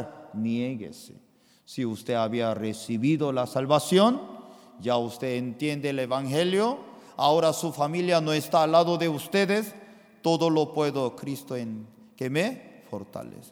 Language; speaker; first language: Spanish; non-native, fluent; Korean